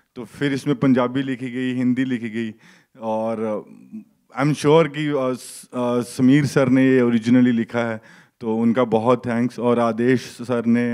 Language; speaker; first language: Hindi; native; Hindi